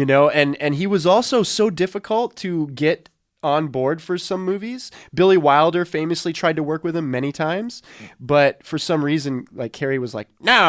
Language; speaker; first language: English; native; English